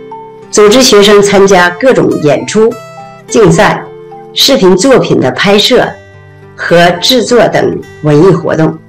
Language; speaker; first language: Chinese; native; Chinese